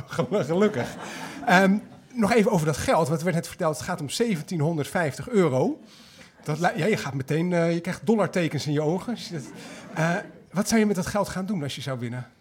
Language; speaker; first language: Dutch; native; Dutch